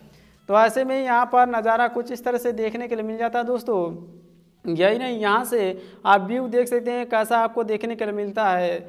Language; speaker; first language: Hindi; native; Hindi